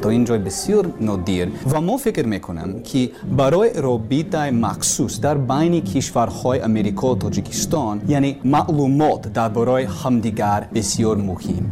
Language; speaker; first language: Persian; non-native, learner; English